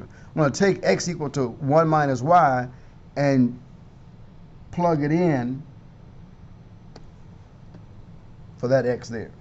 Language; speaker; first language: English; native; English